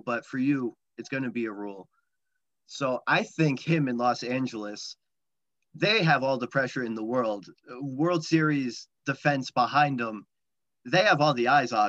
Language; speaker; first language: English; native; English